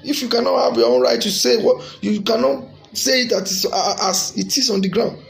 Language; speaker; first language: English; non-native, local second language; Yoruba